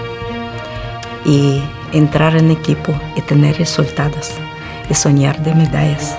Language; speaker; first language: Spanish; non-native, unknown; Russian